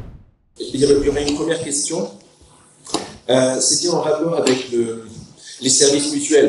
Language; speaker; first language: French; native; French